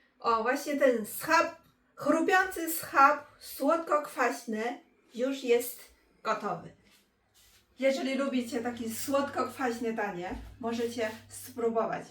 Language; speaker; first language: Polish; non-native, learner; Chinese